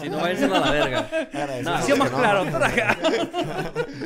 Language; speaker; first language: Spanish; early bilingual, heritage; Spanish